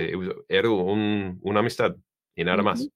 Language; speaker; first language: Spanish; non-native, learner; English